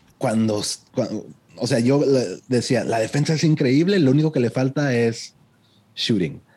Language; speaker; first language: Spanish; early bilingual, heritage; Spanish